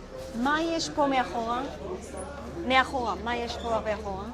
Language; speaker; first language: Hebrew; native; Hebrew